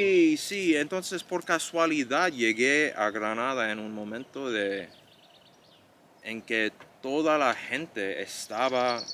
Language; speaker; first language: Spanish; non-native, fluent; English